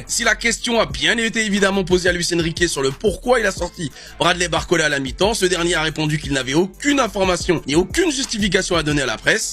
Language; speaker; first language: French; native; French